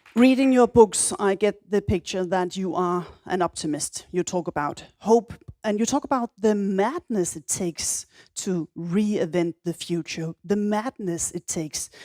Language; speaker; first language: English; non-native, fluent; Danish